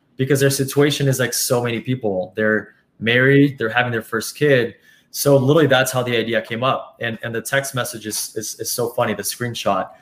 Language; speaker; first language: English; early bilingual, other home language; Spanish